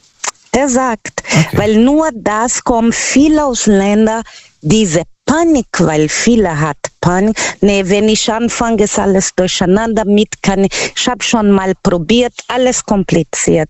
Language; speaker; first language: German; non-native, learner; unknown